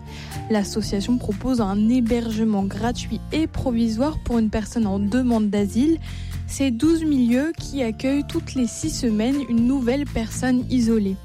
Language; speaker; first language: French; native; French